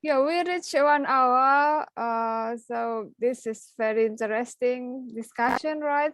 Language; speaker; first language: English; non-native, learner; Indonesian